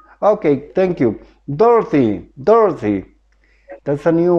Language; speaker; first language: English; non-native, fluent; Spanish